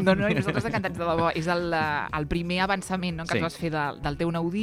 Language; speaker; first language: Catalan; native; Catalan